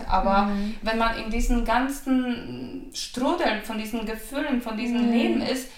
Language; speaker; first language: German; non-native, fluent; Polish